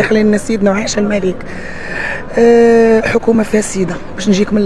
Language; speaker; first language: Arabic; native; Arabic